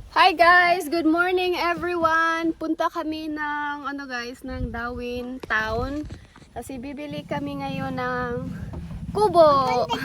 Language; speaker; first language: Filipino; non-native, local second language; Cebuano